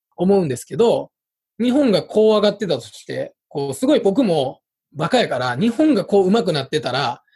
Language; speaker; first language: Japanese; native; Japanese